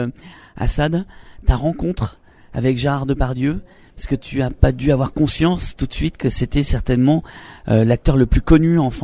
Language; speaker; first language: French; native; French